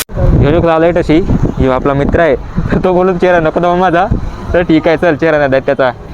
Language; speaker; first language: Marathi; non-native, local second language; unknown